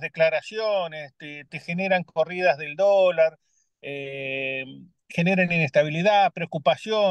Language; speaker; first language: Spanish; native; Spanish